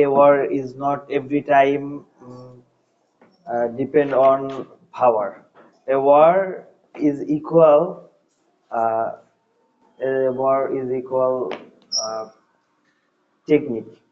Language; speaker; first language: English; non-native, learner; Bangla